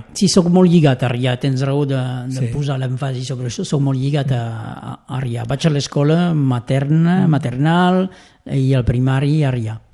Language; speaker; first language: Catalan; non-native, local second language; French